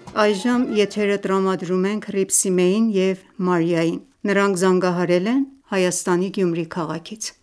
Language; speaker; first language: Armenian; native; Armenian